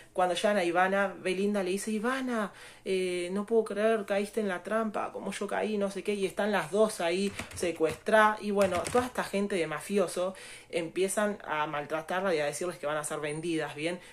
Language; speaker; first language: Spanish; native; Spanish